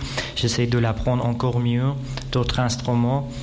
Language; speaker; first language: French; non-native, fluent; Persian